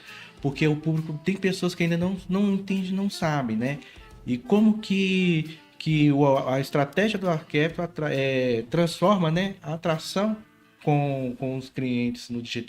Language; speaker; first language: Portuguese; native; Portuguese